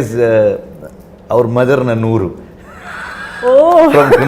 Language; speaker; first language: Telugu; non-native, learner; Kannada